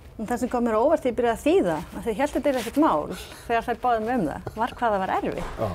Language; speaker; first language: Icelandic; early bilingual, heritage; Icelandic